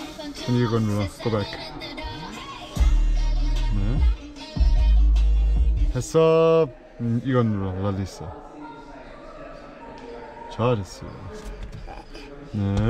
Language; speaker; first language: Korean; early bilingual, heritage; English